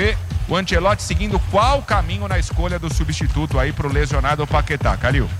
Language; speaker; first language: Portuguese; native; Portuguese